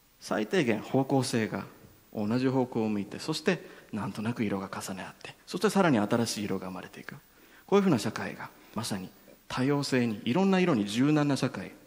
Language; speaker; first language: Japanese; native; Japanese